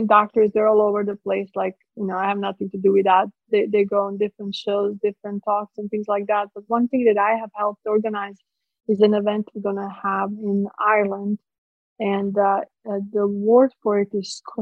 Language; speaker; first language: English; non-native, fluent; Croatian